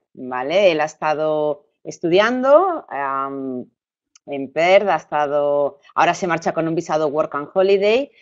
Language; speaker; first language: Spanish; native; Spanish